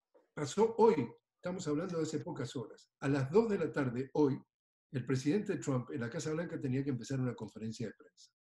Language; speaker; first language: Spanish; native; Spanish